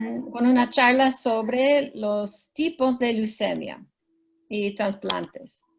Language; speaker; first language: Spanish; non-native, fluent; English